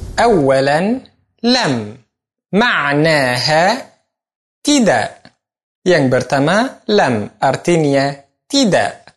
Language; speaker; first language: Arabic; non-native, fluent; Indonesian